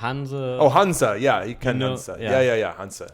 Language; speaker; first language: German; non-native, learner; English